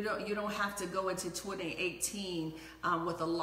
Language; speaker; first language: English; native; English